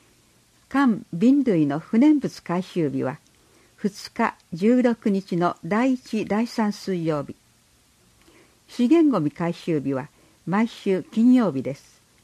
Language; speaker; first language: Japanese; native; Japanese